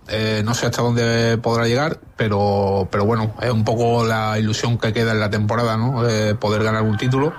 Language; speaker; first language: Spanish; native; Spanish